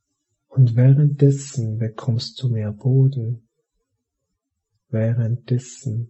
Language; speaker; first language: German; native; German